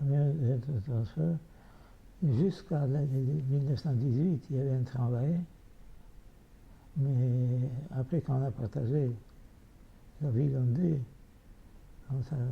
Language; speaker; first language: French; non-native, fluent; Yiddish